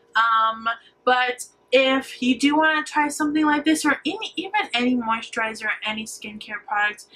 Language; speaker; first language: English; native; English